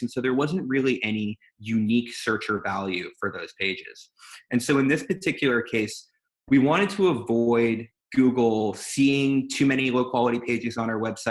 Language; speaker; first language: English; native; English